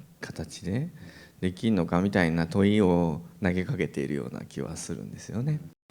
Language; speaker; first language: Japanese; native; Japanese